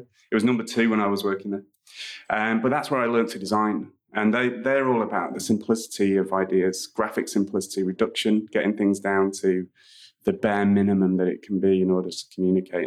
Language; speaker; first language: English; native; English